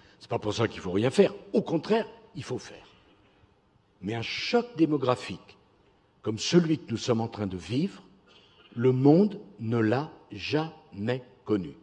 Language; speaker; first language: French; native; French